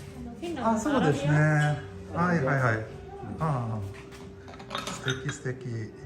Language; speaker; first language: Japanese; non-native, fluent; Swedish